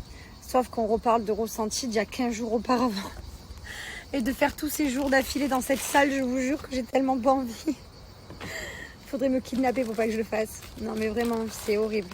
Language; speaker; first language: French; native; French